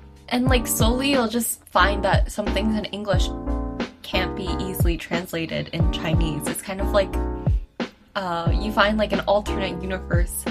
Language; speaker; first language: English; early bilingual, other home language; Chinese